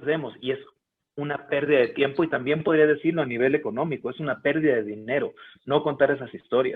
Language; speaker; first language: Spanish; native; Spanish